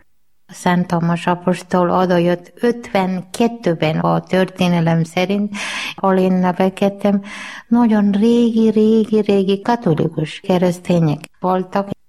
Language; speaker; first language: Hungarian; non-native, learner; Malayalam